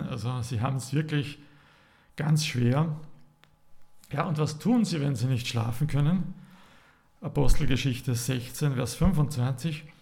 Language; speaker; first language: German; native; German